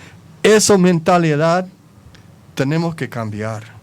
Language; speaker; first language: Spanish; non-native, fluent; English